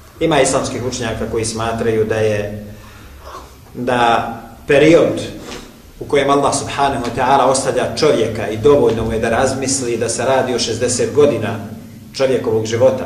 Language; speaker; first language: Bosnian; native; Bosnian